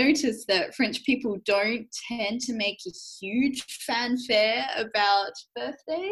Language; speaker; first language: English; native; English